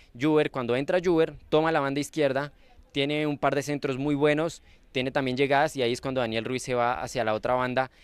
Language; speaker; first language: Spanish; native; Spanish